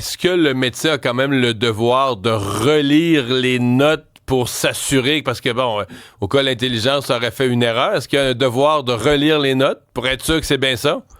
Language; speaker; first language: French; native; French